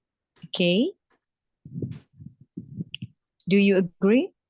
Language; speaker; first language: English; non-native, fluent; Javanese